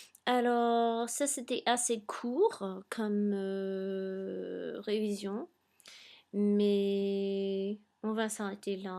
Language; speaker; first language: French; non-native, fluent; English